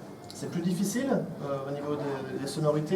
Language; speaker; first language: French; native; French